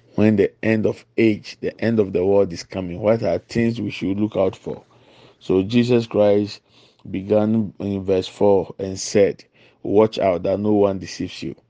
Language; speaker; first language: English; non-native, local second language; Akan